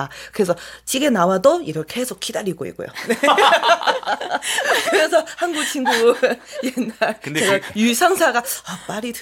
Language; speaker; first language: Korean; non-native, fluent; Chinese